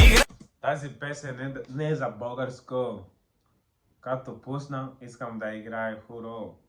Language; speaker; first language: Bulgarian; non-native, learner; Portuguese